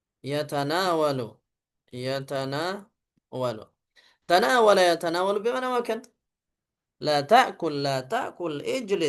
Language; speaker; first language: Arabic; non-native, fluent; Indonesian